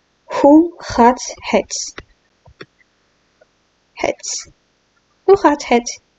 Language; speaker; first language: Dutch; non-native, learner; French